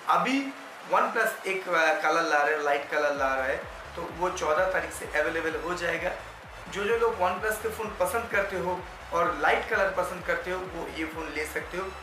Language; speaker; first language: Hindi; non-native, local second language; Bangla